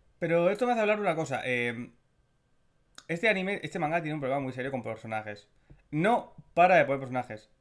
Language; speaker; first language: Spanish; native; Spanish